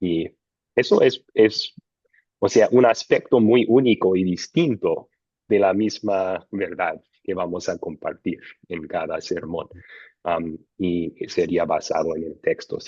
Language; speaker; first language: Spanish; non-native, fluent; English